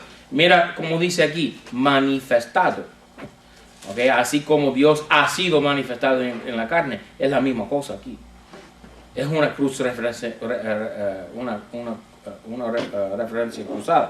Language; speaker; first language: Spanish; non-native, fluent; English